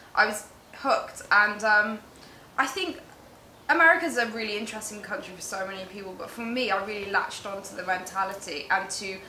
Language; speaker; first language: English; native; English